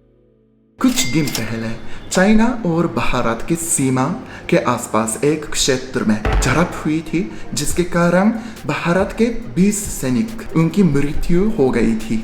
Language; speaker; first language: Hindi; non-native, fluent; Japanese